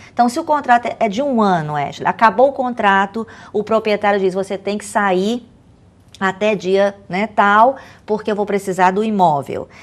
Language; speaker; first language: Portuguese; native; Portuguese